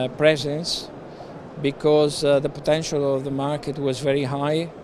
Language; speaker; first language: English; non-native, fluent; Italian